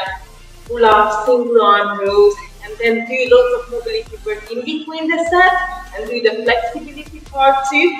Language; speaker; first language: English; non-native, fluent; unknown